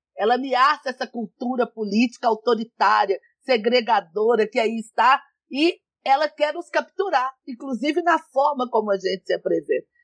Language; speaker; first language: Portuguese; native; Portuguese